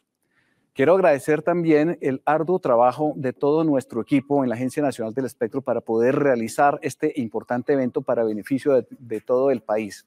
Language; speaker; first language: Spanish; native; Spanish